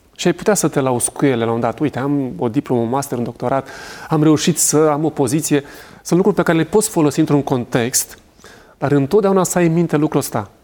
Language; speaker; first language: Romanian; native; Romanian